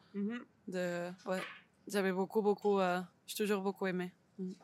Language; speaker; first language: French; non-native, fluent; Spanish